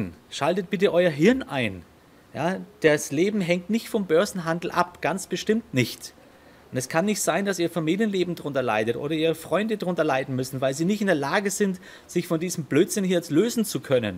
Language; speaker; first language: German; native; German